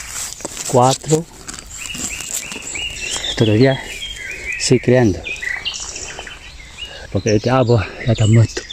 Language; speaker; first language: Spanish; non-native, learner; Chinese